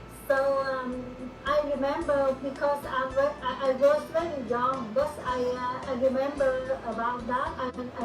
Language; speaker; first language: English; non-native, learner; Vietnamese